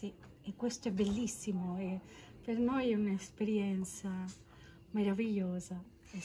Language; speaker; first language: Italian; non-native, fluent; Catalan